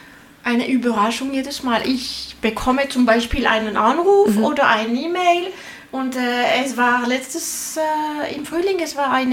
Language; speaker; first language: German; non-native, learner; French